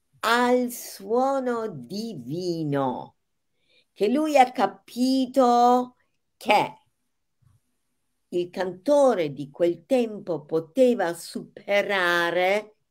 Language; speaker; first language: Italian; non-native, fluent; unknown